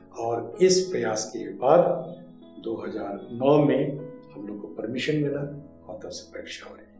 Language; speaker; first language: Hindi; non-native, local second language; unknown